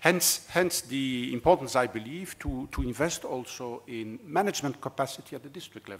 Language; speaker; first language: English; non-native, fluent; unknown